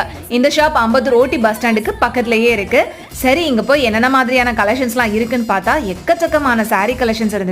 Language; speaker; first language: Tamil; native; Tamil